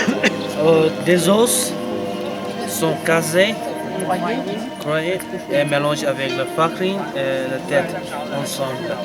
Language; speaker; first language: French; non-native, learner; Tibetan